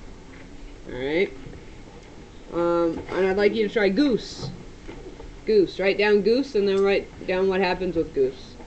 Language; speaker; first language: English; native; English